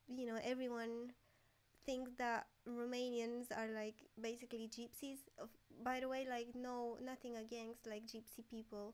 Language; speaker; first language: English; non-native, fluent; Romanian